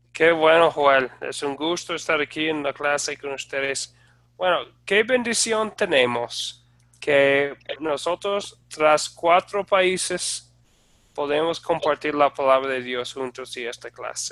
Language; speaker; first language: Spanish; non-native, fluent; English